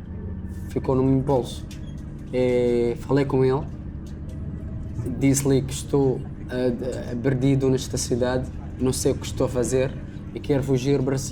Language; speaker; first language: Portuguese; non-native, learner; Arabic